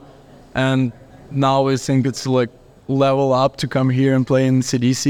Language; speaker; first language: English; non-native, fluent; Ukrainian